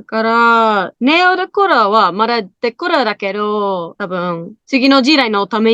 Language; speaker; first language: Japanese; non-native, learner; English